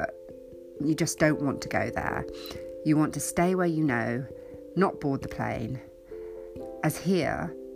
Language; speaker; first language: English; native; English